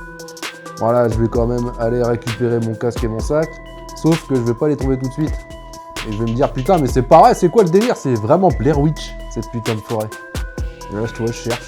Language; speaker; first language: French; native; French